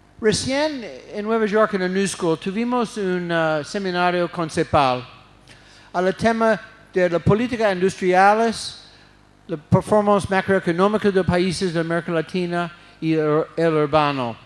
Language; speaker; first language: Spanish; non-native, fluent; English